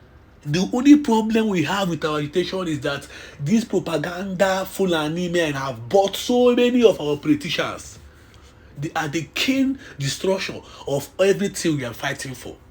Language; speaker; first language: English; non-native, local second language; Igbo